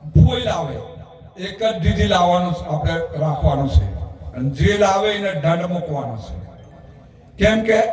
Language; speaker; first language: Gujarati; non-native, local second language; Rathawi